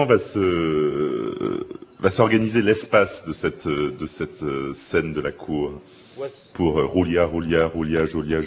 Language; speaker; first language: French; native; French